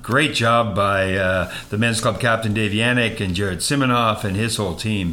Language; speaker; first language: English; native; English